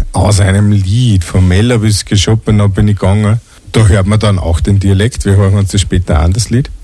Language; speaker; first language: German; native; German